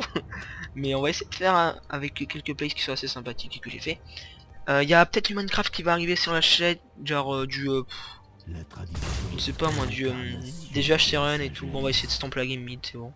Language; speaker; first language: French; native; French